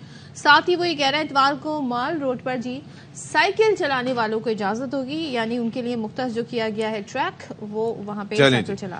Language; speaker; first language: Urdu; native; Urdu